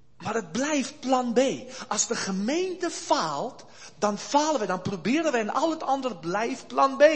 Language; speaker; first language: Dutch; early bilingual, heritage; Dutch